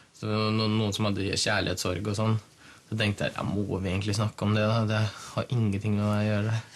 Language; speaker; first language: Norwegian; early bilingual, other home language; Russian